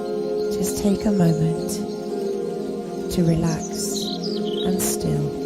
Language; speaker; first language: English; native; English